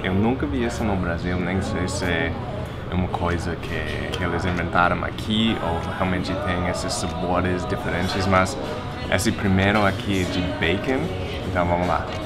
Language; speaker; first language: Portuguese; non-native, fluent; English